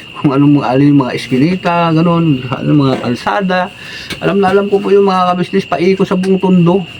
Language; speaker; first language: Filipino; non-native, local second language; Cebuano